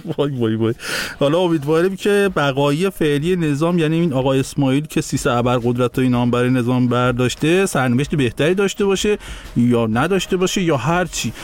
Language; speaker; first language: Persian; native; Persian